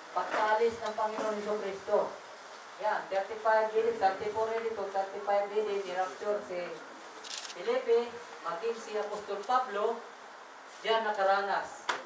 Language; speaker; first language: Filipino; non-native, local second language; Waray